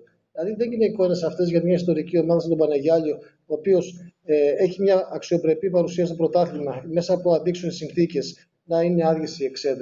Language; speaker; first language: Greek; native; Greek